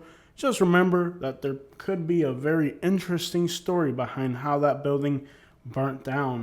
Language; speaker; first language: English; native; English